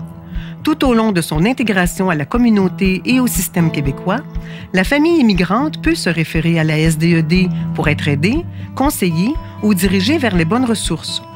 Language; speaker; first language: French; native; French